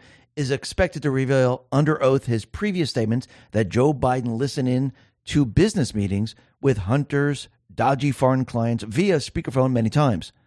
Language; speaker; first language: English; native; English